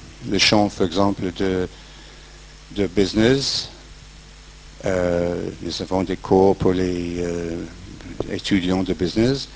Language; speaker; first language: French; non-native, fluent; English